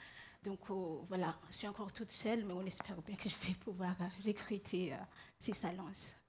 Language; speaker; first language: French; non-native, local second language; Malagasy